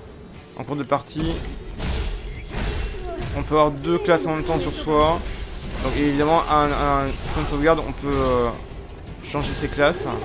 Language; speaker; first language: French; native; French